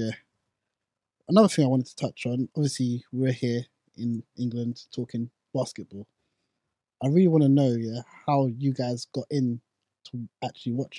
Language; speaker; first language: English; non-native, local second language; Akan